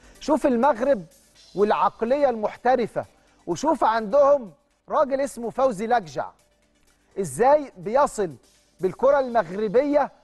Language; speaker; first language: Arabic; native; Arabic